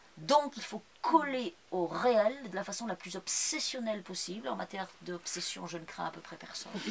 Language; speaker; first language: French; native; French